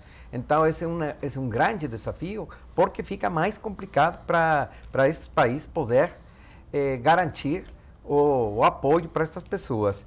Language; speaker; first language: Portuguese; non-native, fluent; Spanish